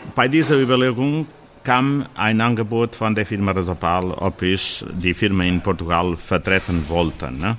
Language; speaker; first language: German; non-native, fluent; Portuguese